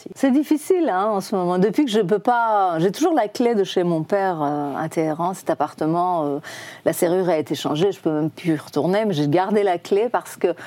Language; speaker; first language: French; non-native, fluent; Persian